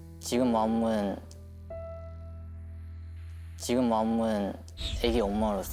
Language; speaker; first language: Korean; non-native, learner; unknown